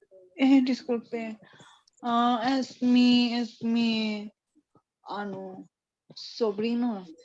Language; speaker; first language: Spanish; non-native, learner; Indonesian